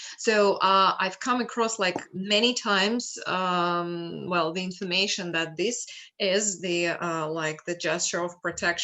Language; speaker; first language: English; non-native, fluent; Russian